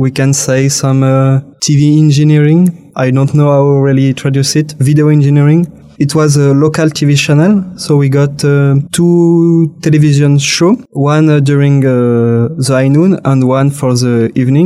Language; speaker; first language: English; non-native, fluent; French